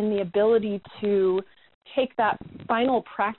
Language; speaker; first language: English; native; English